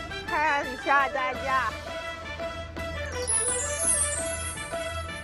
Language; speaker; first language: Chinese; non-native, fluent; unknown